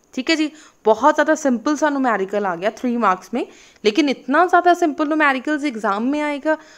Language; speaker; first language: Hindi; non-native, local second language; Punjabi